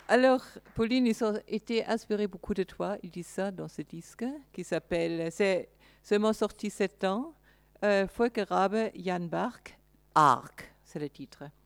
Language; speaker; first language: French; non-native, fluent; German